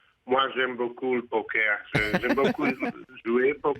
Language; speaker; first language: French; non-native, fluent; Russian